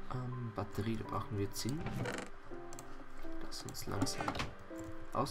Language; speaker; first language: German; native; German